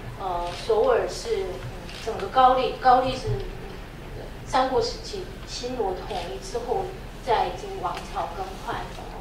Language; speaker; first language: Chinese; non-native, fluent; Korean